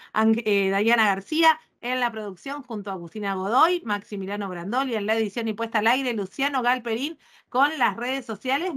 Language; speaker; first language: Spanish; native; Spanish